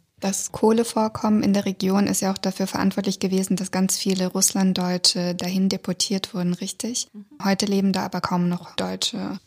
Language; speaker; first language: German; early bilingual, other home language; Russian